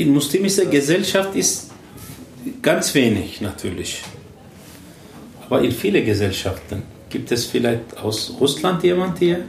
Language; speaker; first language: German; non-native, learner; Turkish